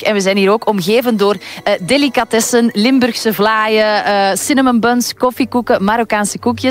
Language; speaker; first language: Dutch; native; Dutch